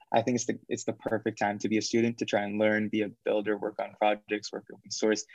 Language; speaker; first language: English; native; English